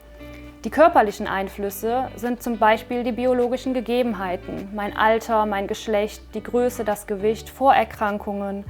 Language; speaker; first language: German; native; German